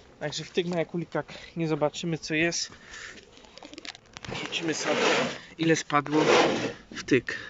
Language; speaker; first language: Polish; native; Polish